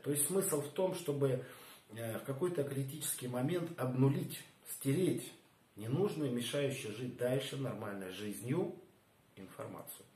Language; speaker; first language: Russian; native; Russian